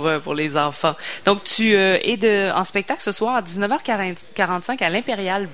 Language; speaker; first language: French; native; French